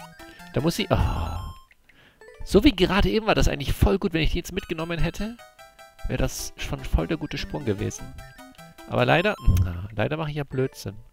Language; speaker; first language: German; native; German